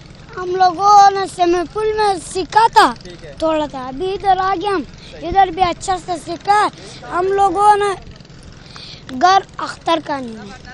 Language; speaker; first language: Hindi; non-native, local second language; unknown